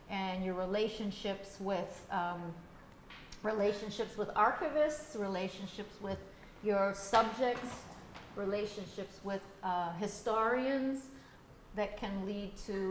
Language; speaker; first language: English; native; English